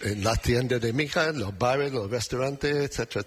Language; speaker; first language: Spanish; non-native, fluent; English